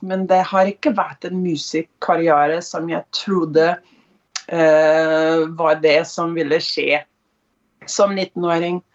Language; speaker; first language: Norwegian; non-native, fluent; English